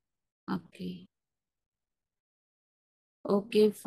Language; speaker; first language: English; non-native, local second language; Bangla